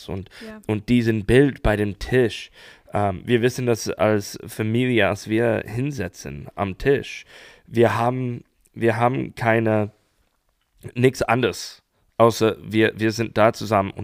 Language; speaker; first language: German; non-native, fluent; English